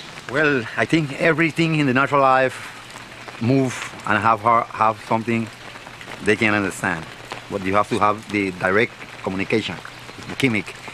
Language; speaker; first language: English; non-native, learner; Spanish